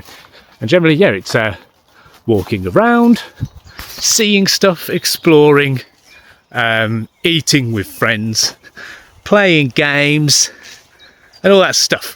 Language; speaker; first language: English; native; English